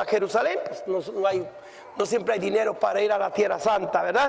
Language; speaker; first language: Spanish; native; Spanish